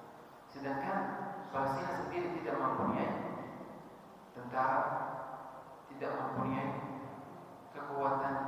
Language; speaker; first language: Indonesian; non-native, fluent; Arabic